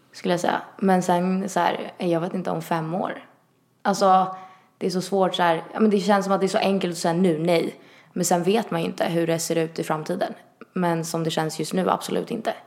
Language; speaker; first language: Swedish; early bilingual, other home language; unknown